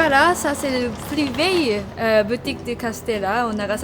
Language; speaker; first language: French; non-native, learner; Japanese